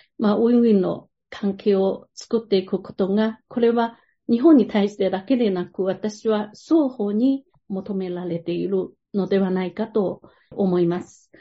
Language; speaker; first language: Japanese; non-native, fluent; Chinese